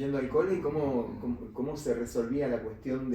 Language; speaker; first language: Spanish; native; Spanish